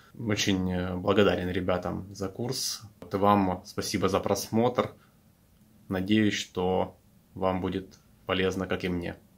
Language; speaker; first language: Russian; native; Russian